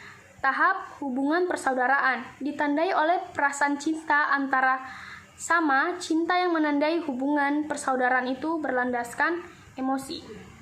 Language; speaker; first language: Indonesian; native; Indonesian